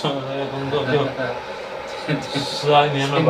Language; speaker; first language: Chinese; native; Chinese